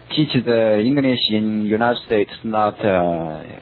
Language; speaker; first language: English; non-native, learner; Chinese